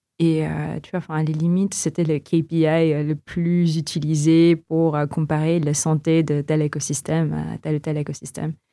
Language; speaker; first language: French; non-native, fluent; Filipino